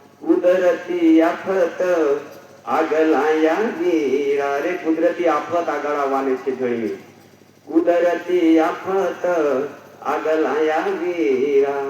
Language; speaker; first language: Gujarati; non-native, local second language; Bhili